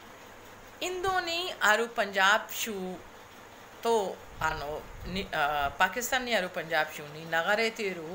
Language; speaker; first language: Japanese; non-native, fluent; Hindi